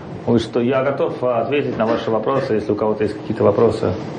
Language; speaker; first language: Russian; native; Russian